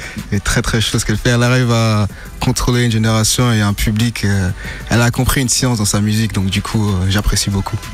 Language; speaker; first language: French; non-native, fluent; English